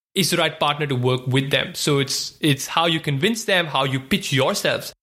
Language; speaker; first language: English; non-native, local second language; Hindi